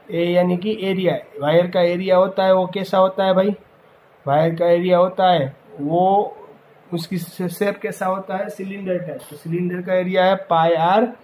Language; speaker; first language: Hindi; non-native, local second language; Gujarati